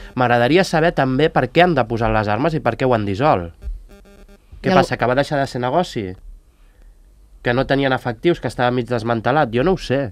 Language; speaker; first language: Catalan; native; Catalan